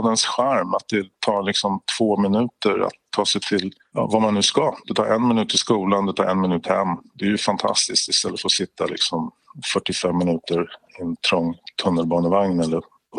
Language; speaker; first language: Swedish; native; Swedish